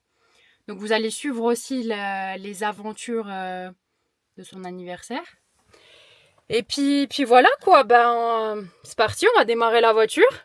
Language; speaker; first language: French; native; French